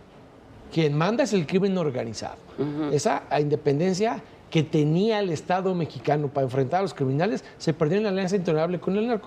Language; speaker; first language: Spanish; native; Spanish